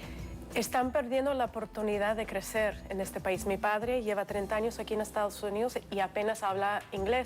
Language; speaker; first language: Spanish; non-native, fluent; Russian